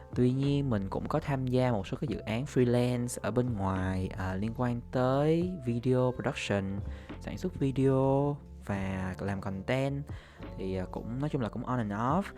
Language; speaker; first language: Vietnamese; native; Vietnamese